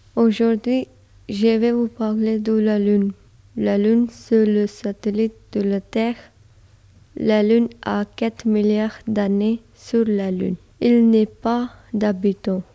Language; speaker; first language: French; non-native, learner; Urdu